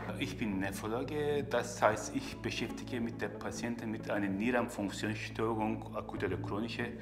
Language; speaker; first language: German; non-native, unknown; Turkish